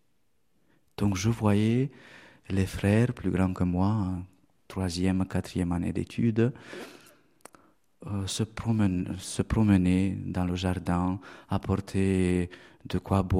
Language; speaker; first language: French; non-native, fluent; Romanian